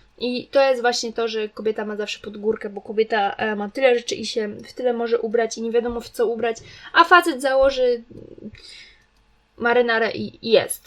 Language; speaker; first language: Polish; native; Polish